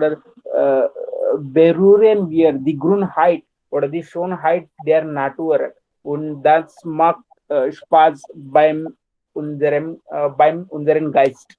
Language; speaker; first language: German; non-native, learner; Hindi